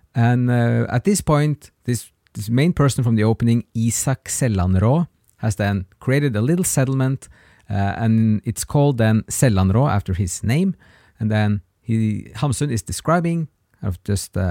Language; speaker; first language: English; non-native, fluent; Norwegian